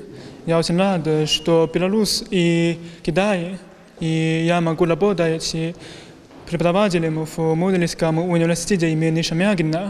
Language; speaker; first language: Russian; non-native, learner; Chinese